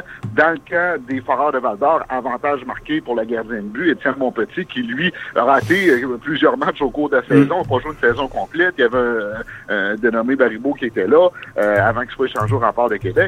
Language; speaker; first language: French; native; French